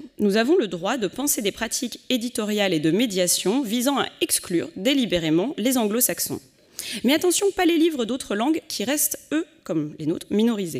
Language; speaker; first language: French; native; French